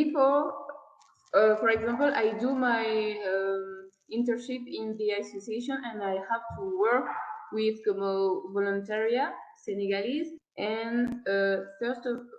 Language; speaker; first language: English; non-native, learner; French